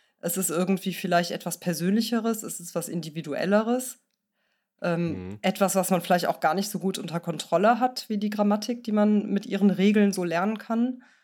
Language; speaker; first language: German; native; German